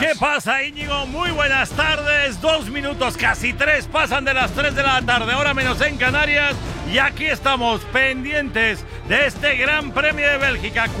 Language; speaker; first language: Spanish; native; Spanish